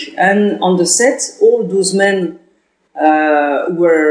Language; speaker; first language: English; non-native, fluent; French